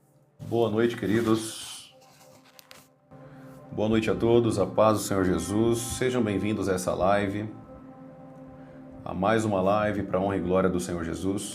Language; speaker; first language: Portuguese; native; Portuguese